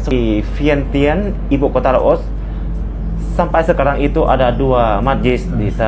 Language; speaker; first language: Indonesian; non-native, fluent; Lao